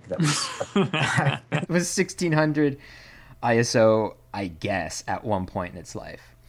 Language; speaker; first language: English; native; English